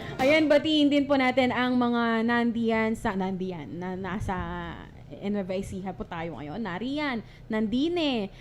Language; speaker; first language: Filipino; non-native, local second language; Iloko